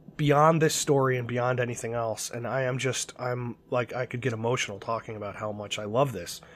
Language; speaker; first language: English; native; English